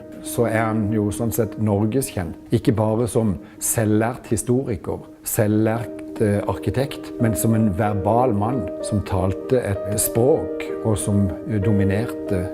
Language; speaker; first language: Norwegian; native; Norwegian